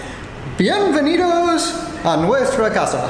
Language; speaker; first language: Spanish; non-native, learner; English